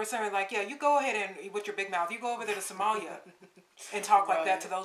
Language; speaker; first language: English; native; English